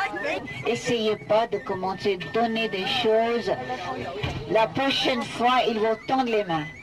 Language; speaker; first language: French; non-native, fluent; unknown